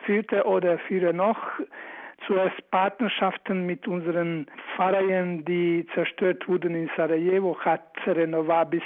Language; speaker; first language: German; non-native, fluent; Croatian